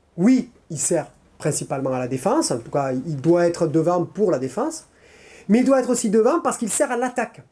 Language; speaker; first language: French; native; French